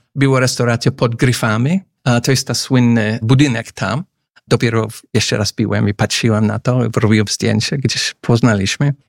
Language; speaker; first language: Polish; non-native, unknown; English